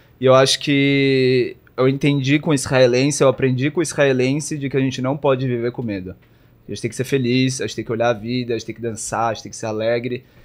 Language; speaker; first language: Portuguese; native; Portuguese